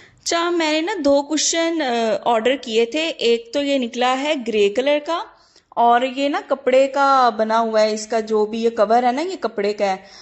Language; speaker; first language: Urdu; native; Urdu